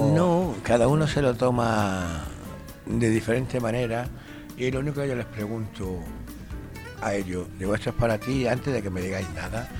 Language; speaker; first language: Spanish; native; Spanish